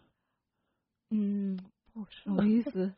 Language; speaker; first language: Chinese; non-native, fluent; English